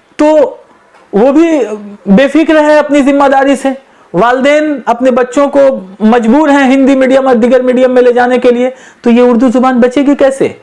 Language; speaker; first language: Urdu; native; Urdu